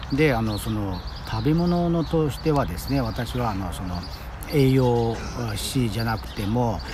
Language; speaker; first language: Japanese; non-native, fluent; Chinese